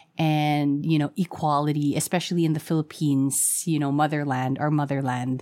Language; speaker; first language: English; non-native, local second language; Filipino